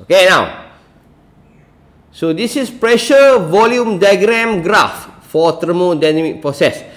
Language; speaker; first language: English; non-native, local second language; Malay